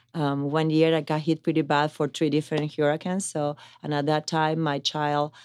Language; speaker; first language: English; non-native, fluent; Italian